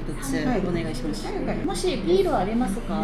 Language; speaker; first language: Japanese; non-native, learner; Korean